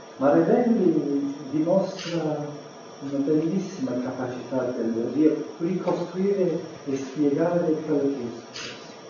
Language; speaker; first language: Italian; non-native, fluent; English